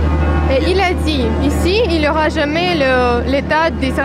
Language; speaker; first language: French; non-native, fluent; Russian